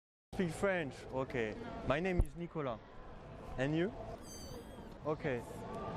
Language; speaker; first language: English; non-native, learner; French